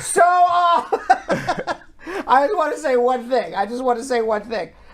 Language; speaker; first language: English; native; English